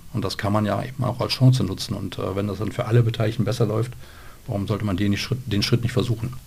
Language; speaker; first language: German; native; German